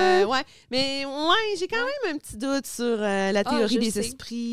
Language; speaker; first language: French; native; French